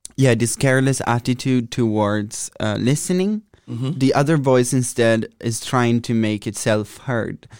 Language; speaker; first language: English; non-native, fluent; Italian